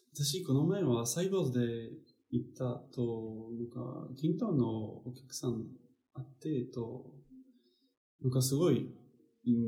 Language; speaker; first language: Japanese; non-native, learner; French